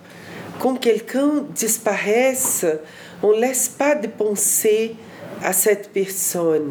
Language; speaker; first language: French; non-native, fluent; Portuguese